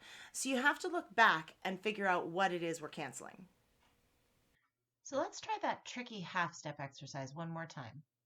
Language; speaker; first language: English; native; English